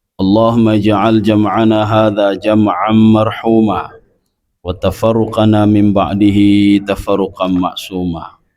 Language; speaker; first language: Malay; non-native, local second language; Achinese